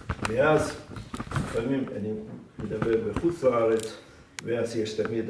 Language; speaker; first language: Hebrew; non-native, fluent; Russian